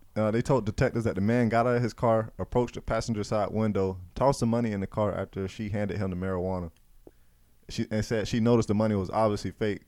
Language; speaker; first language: English; native; English